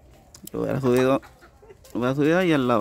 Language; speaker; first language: Spanish; native; Spanish